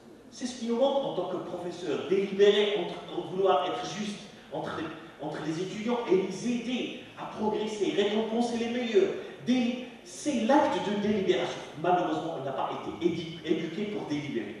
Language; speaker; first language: French; non-native, local second language; Arabic